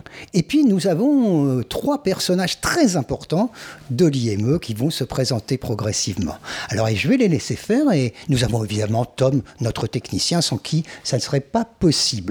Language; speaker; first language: French; native; French